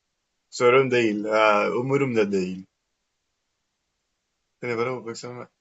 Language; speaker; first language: Turkish; non-native, learner; Greek